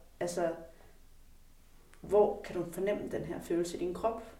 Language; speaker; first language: Danish; native; Danish